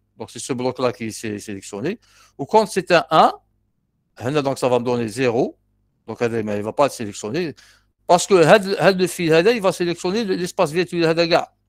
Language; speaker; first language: French; non-native, local second language; Arabic